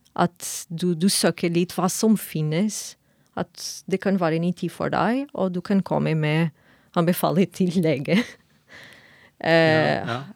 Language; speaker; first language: Norwegian; non-native, fluent; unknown